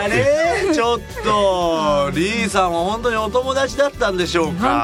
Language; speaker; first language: Japanese; native; Japanese